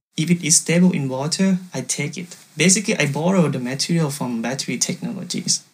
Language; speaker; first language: English; non-native, fluent; Thai